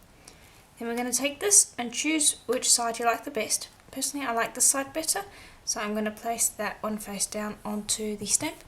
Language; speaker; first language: English; native; English